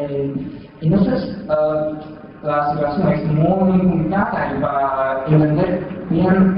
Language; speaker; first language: Spanish; non-native, fluent; Chinese